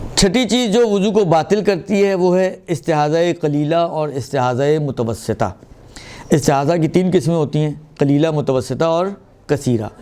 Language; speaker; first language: Urdu; non-native, local second language; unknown